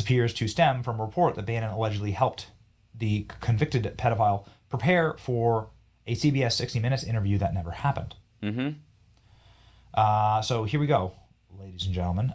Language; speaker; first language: English; native; English